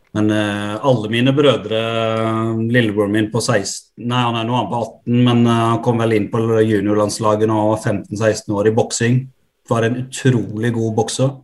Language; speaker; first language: Norwegian; early bilingual, other home language; Arabic